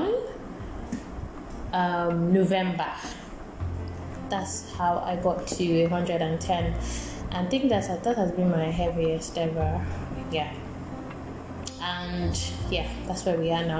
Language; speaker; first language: English; non-native, local second language; Yoruba